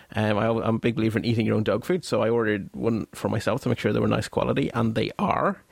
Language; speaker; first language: English; non-native, fluent; Dutch